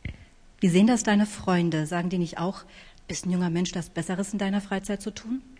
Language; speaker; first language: German; native; German